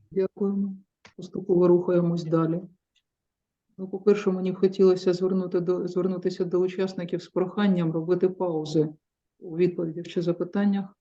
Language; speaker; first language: Ukrainian; native; Ukrainian